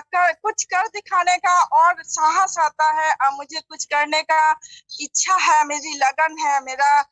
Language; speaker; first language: Hindi; non-native, local second language; Bangla